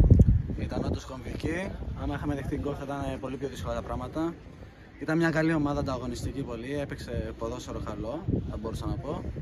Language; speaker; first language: Greek; non-native, local second language; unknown